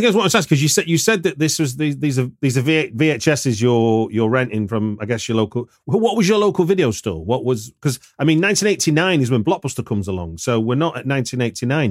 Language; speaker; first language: English; native; English